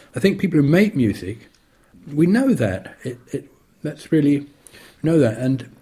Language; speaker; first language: English; native; English